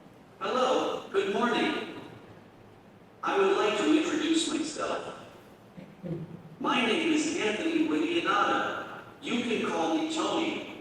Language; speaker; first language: English; non-native, learner; Indonesian